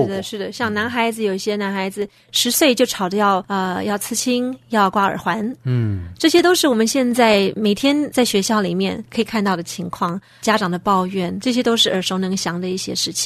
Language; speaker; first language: Chinese; native; Chinese